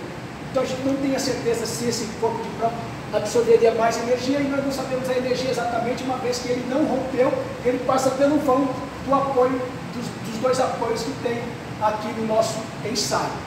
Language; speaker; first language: Portuguese; native; Portuguese